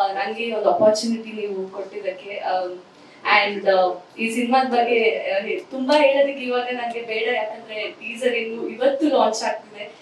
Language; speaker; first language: Kannada; non-native, local second language; Tulu